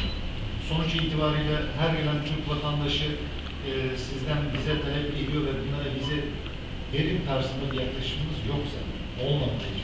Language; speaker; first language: Turkish; native; Turkish